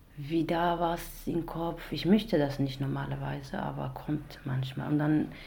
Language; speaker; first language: German; non-native, fluent; Arabic